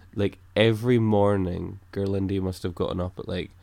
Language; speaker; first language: English; native; English